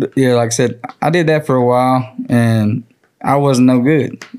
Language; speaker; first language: English; native; English